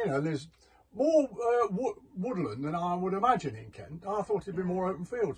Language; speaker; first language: English; native; English